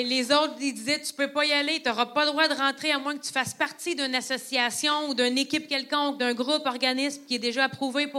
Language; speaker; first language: French; native; French